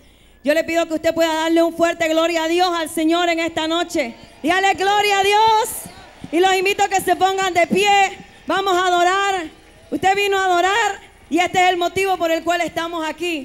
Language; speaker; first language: Spanish; native; Spanish